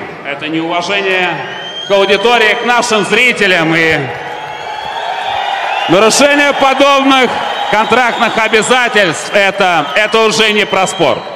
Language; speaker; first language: Russian; native; Russian